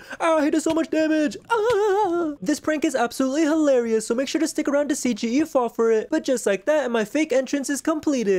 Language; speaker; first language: English; native; English